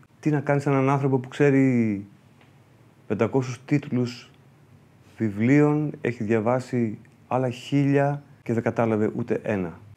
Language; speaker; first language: Greek; early bilingual, heritage; Greek